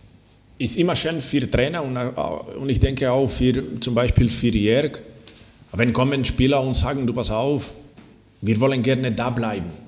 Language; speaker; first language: German; non-native, fluent; Slovak